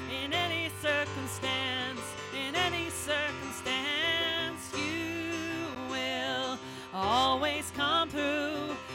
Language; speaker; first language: English; native; English